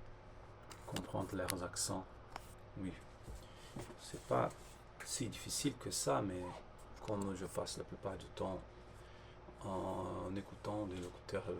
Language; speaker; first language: French; non-native, fluent; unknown